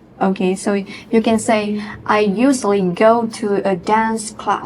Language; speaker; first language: English; non-native, fluent; Vietnamese